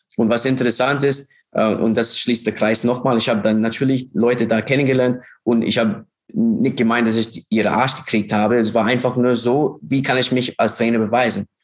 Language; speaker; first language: German; non-native, fluent; English